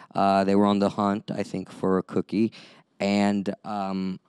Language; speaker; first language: English; native; English